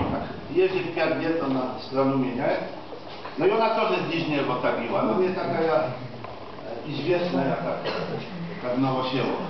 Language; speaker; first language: Russian; non-native, fluent; Polish